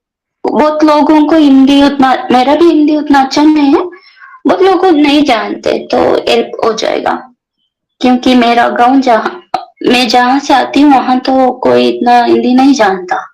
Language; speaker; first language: Hindi; non-native, local second language; Kannada